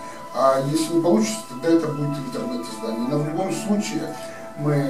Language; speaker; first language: Russian; native; Russian